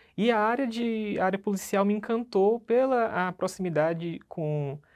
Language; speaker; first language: Portuguese; native; Portuguese